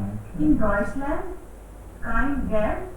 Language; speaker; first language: German; non-native, learner; Hindi